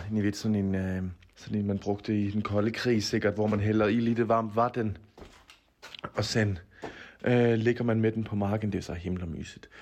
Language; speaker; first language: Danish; native; Danish